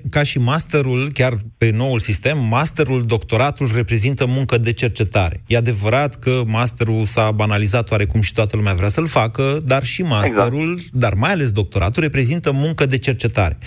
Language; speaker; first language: Romanian; native; Romanian